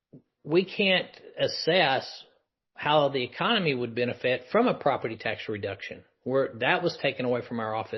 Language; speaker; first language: English; native; English